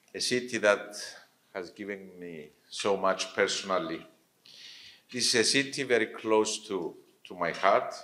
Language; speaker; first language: English; non-native, fluent; Greek